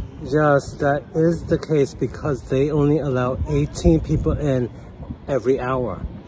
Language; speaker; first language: English; native; English